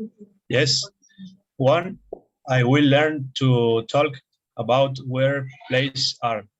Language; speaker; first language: English; non-native, learner; Spanish